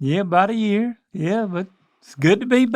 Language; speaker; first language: English; native; English